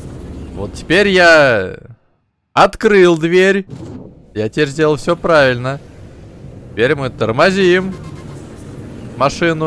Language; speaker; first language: Russian; native; Russian